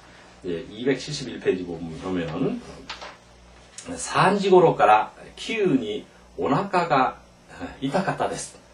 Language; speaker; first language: Japanese; non-native, fluent; Korean